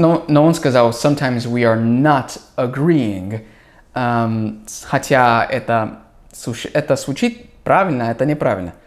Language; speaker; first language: Russian; non-native, fluent; English